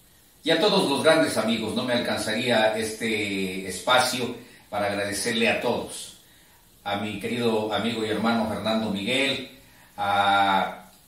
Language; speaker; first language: Spanish; native; Spanish